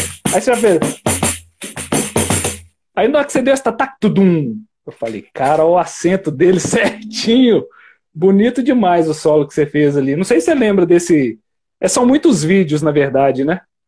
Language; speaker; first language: Portuguese; native; Portuguese